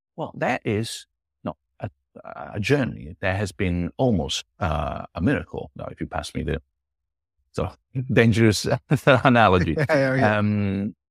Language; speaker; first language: English; non-native, fluent; Italian